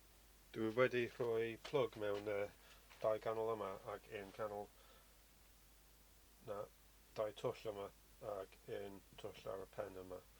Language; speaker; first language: Welsh; non-native, learner; English